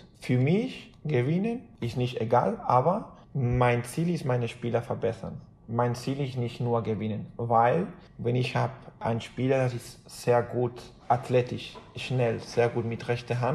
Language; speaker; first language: German; non-native, fluent; Spanish